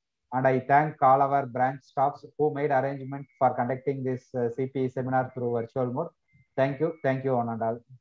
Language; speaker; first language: English; non-native, local second language; Tamil